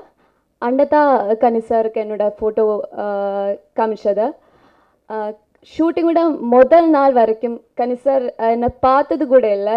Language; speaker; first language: Tamil; non-native, fluent; Malayalam